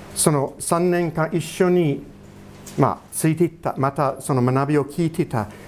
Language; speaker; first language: Japanese; non-native, fluent; English